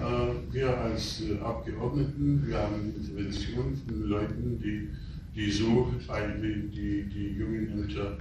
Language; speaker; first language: German; non-native, fluent; Polish